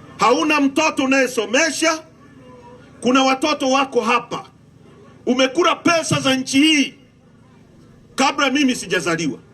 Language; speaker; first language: Swahili; native; Swahili